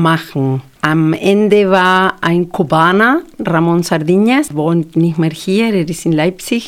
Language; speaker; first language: German; non-native, fluent; Spanish